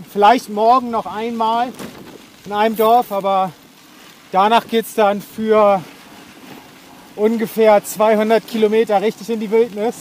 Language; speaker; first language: German; native; German